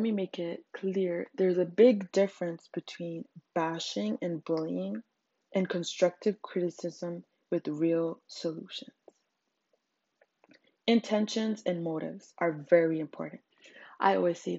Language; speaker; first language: English; non-native, local second language; Shona